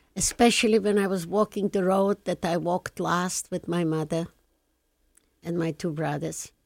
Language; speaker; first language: English; non-native, fluent; Polish